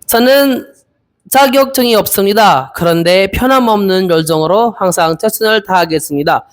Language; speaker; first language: Korean; non-native, learner; Filipino